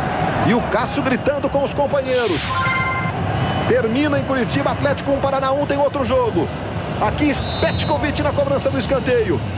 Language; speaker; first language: Portuguese; native; Portuguese